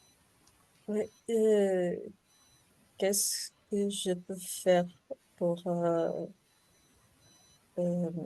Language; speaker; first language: French; non-native, learner; Portuguese